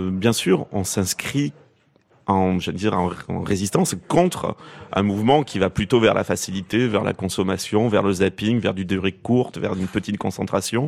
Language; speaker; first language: French; native; French